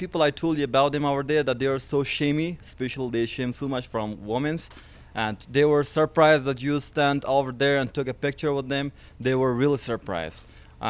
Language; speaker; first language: English; non-native, learner; Persian